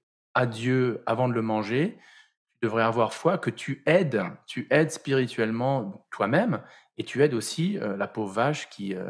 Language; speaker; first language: French; native; French